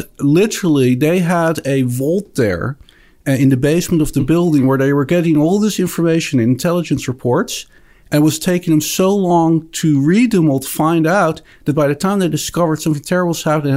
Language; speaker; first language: English; non-native, fluent; Dutch